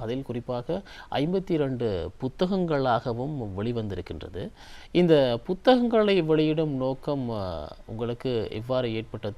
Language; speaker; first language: Tamil; native; Tamil